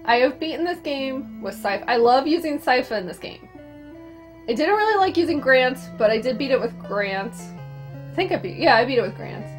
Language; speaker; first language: English; native; English